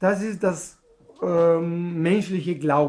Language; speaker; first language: German; non-native, learner; Portuguese